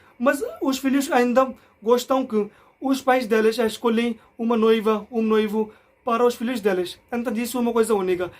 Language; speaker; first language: Portuguese; non-native, learner; Hindi